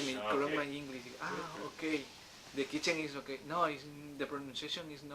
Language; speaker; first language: English; non-native, learner; Spanish